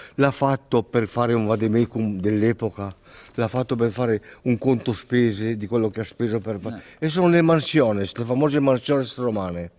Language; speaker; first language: Italian; native; Italian